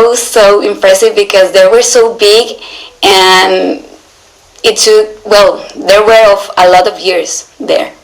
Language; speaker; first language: English; non-native, learner; Spanish